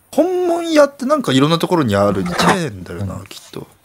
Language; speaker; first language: Japanese; native; Japanese